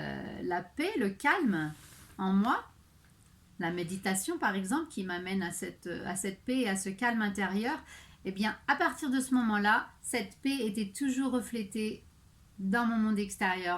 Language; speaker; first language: French; native; French